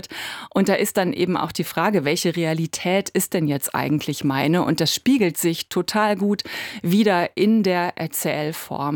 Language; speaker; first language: German; native; German